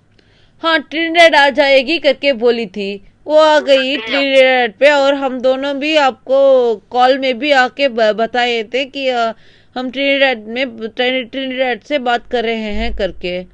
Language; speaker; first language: Hindi; non-native, local second language; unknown